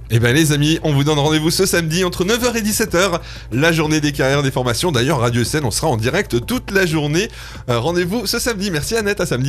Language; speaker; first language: French; native; French